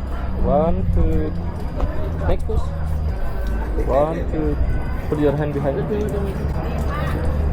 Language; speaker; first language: English; non-native, learner; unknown